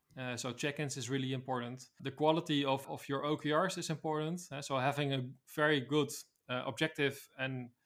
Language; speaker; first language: English; non-native, fluent; Dutch